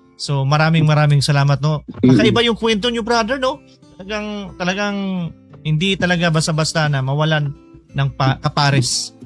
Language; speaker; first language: Filipino; non-native, local second language; Cebuano